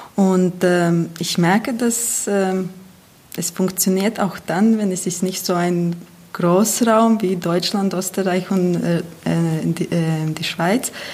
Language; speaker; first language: German; non-native, fluent; Latvian